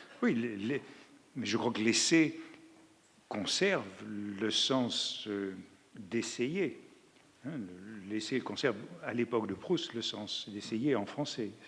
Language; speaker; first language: French; native; French